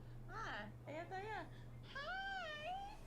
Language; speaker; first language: Spanish; non-native, learner; English